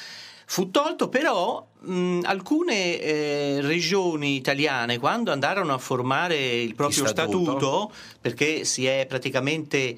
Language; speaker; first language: Italian; native; Italian